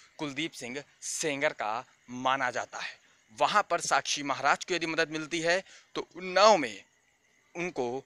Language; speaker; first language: Hindi; native; Hindi